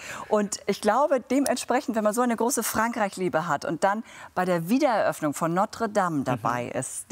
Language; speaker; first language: German; native; German